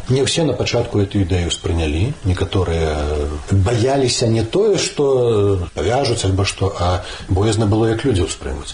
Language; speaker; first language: Belarusian; native; Belarusian